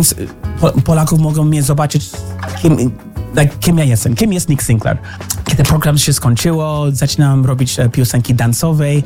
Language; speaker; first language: Polish; non-native, learner; English